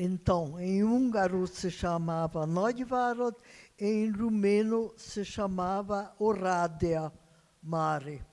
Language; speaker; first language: Portuguese; non-native, fluent; Hungarian